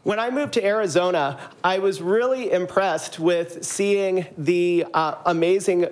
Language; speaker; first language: English; native; English